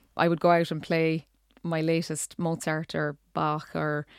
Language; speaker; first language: English; native; English